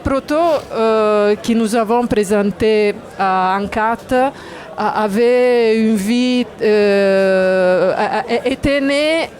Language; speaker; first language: French; non-native, learner; Italian